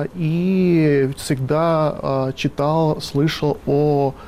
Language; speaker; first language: Russian; non-native, fluent; Italian